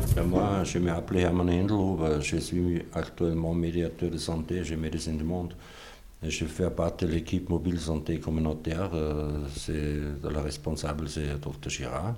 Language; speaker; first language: French; non-native, fluent; German